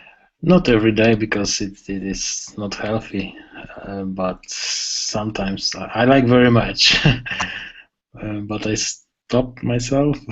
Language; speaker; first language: English; non-native, learner; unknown